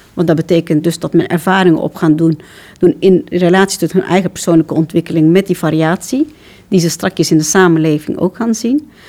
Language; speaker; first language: Dutch; early bilingual, other home language; Turkish